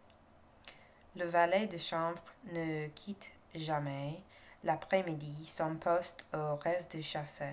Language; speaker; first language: French; non-native, learner; English